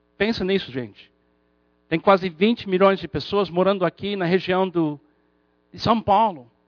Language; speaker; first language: Portuguese; non-native, fluent; English